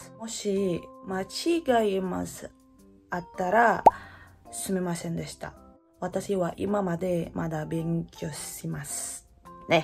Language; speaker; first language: Japanese; non-native, learner; Indonesian